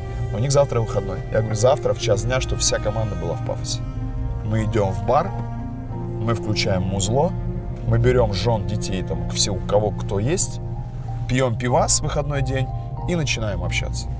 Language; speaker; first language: Russian; native; Russian